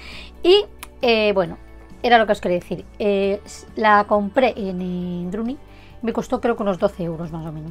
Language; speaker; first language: Spanish; native; Spanish